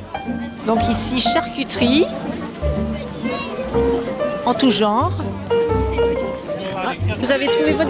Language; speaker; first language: French; native; French